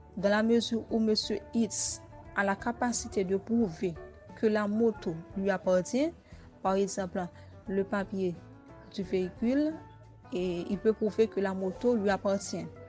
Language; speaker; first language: French; non-native, local second language; Haitian Creole